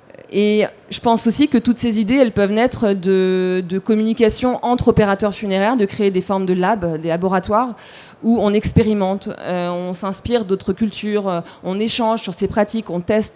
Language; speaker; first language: French; native; French